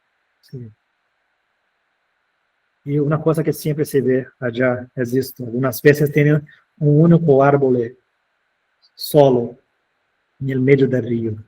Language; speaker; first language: Spanish; non-native, fluent; Portuguese